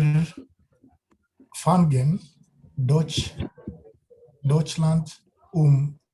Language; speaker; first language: German; non-native, learner; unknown